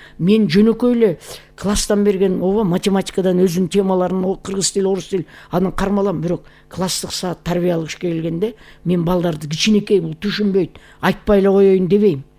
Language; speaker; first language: Kyrgyz; native; Kyrgyz